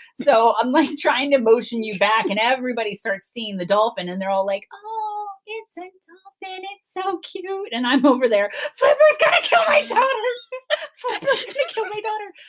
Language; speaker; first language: English; native; English